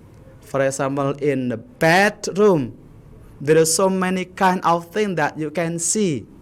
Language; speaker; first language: English; non-native, learner; Indonesian